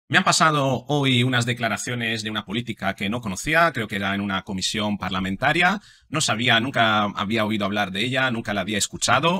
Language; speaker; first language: Spanish; native; Spanish